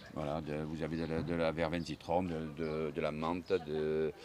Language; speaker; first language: French; native; French